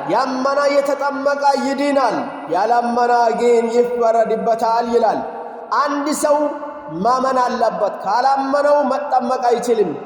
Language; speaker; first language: Amharic; non-native, local second language; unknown